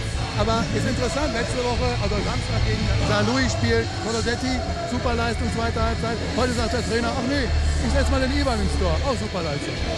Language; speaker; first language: German; native; German